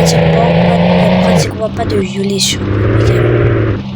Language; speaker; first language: French; native; French